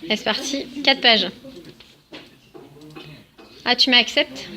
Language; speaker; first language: French; native; French